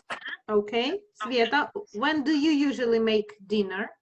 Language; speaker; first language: English; non-native, fluent; Russian